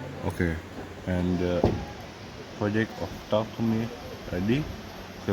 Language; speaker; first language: English; non-native, learner; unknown